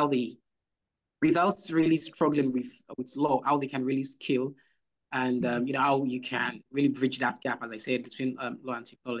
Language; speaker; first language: English; non-native, local second language; Yoruba